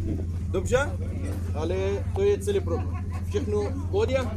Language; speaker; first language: Czech; non-native, learner; Arabic